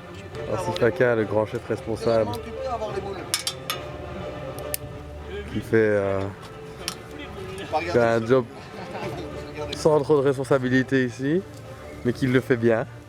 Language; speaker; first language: French; native; French